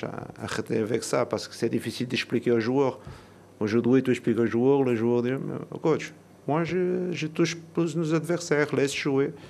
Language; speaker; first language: French; non-native, learner; Portuguese